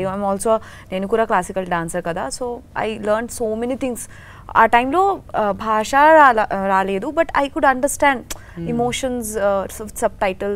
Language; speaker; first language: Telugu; non-native, learner; Bangla